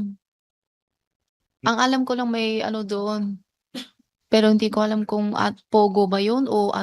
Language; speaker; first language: Filipino; non-native, learner; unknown